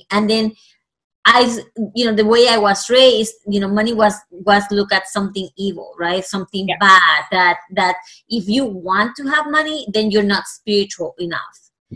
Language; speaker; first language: English; non-native, fluent; Spanish